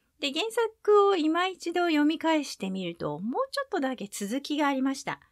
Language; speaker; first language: Japanese; native; Japanese